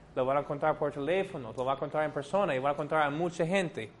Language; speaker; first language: Spanish; non-native, fluent; English